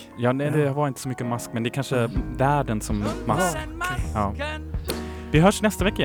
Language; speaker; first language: Swedish; native; Swedish